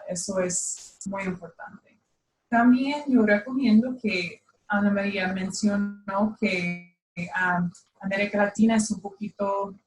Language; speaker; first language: Spanish; non-native, fluent; English